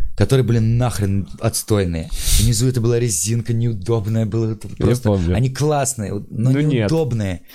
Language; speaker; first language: Russian; native; Russian